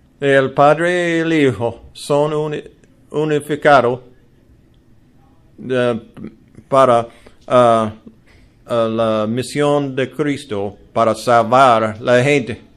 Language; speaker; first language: Spanish; non-native, learner; English